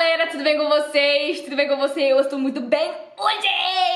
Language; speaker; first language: Portuguese; non-native, learner; Dutch